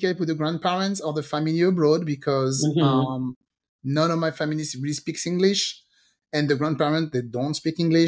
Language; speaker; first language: English; non-native, fluent; French